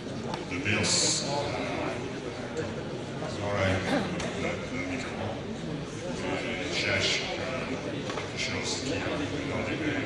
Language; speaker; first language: French; non-native, learner; English